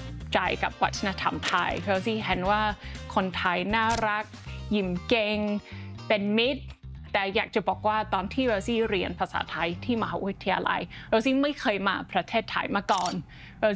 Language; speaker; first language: Thai; non-native, fluent; English